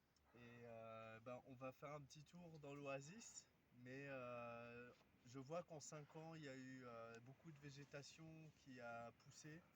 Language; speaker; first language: French; native; French